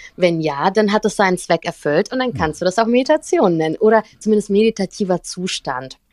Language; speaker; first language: German; early bilingual, other home language; Russian